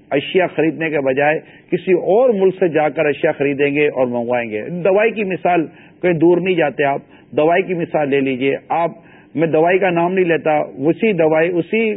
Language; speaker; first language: Urdu; native; Urdu